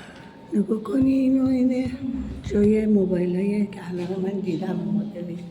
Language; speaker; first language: Persian; native; Persian